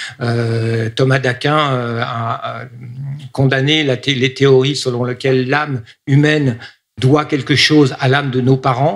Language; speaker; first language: French; native; French